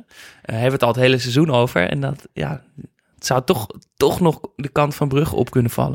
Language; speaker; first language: Dutch; native; Dutch